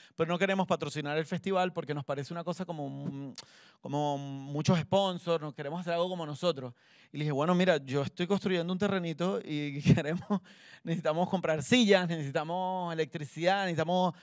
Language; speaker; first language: Spanish; native; Spanish